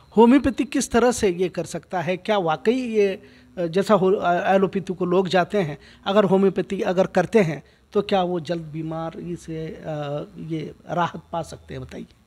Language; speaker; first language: Hindi; non-native, local second language; Urdu